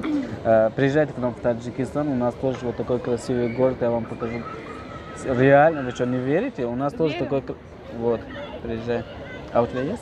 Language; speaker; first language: Russian; non-native, local second language; Tajik